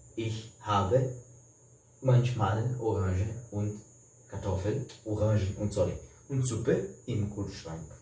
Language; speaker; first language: German; non-native, fluent; Portuguese